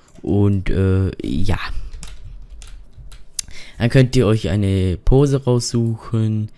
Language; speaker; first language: German; native; German